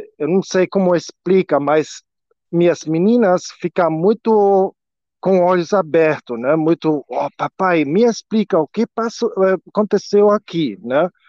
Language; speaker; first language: Portuguese; non-native, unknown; German